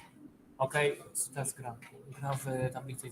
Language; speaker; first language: Polish; non-native, fluent; Ukrainian